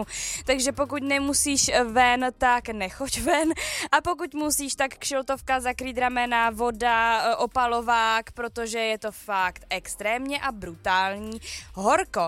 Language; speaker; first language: Czech; native; Czech